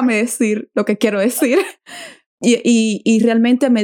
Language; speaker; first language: English; non-native, fluent; Spanish